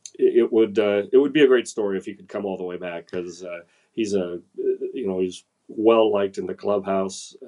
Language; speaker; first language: English; native; English